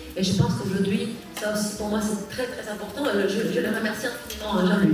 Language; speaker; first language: French; early bilingual, other home language; Spanish